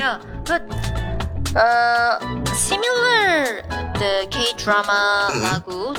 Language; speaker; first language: English; non-native, learner; Korean